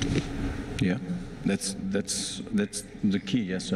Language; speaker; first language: English; non-native, fluent; German